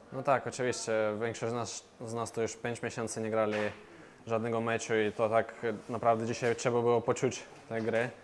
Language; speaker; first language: Polish; non-native, fluent; Russian